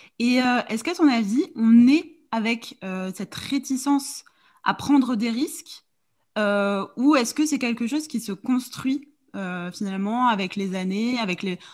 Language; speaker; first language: French; native; French